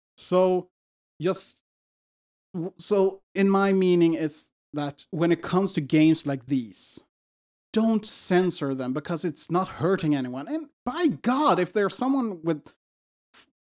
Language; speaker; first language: English; non-native, fluent; Swedish